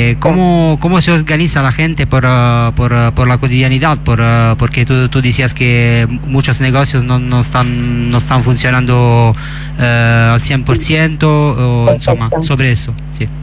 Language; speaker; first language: Spanish; non-native, fluent; Italian